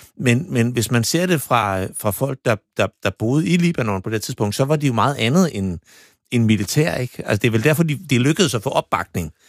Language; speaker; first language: Danish; native; Danish